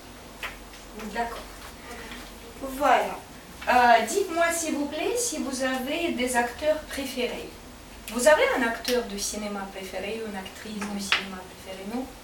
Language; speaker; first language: French; non-native, fluent; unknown